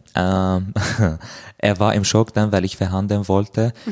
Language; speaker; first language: German; non-native, fluent; Arabic